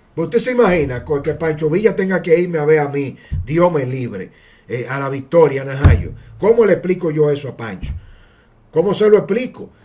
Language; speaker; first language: Spanish; native; Spanish